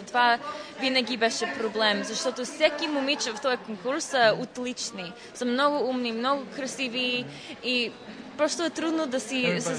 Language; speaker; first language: Bulgarian; early bilingual, heritage; Bulgarian